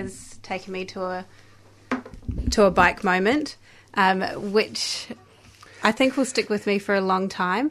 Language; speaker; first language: English; native; English